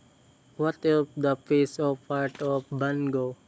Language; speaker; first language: English; non-native, learner; Filipino